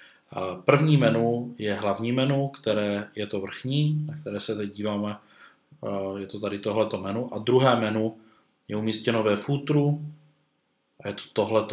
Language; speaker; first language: Czech; native; Czech